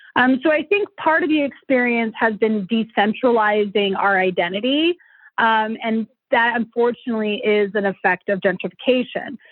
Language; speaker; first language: English; native; English